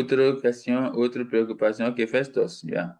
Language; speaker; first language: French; non-native, fluent; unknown